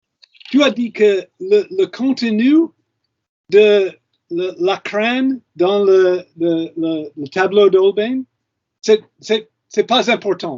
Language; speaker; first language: French; non-native, fluent; English